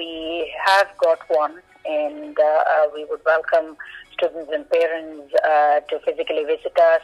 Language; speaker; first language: English; non-native, local second language; Malayalam